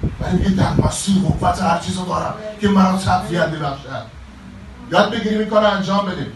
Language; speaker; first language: Persian; native; Persian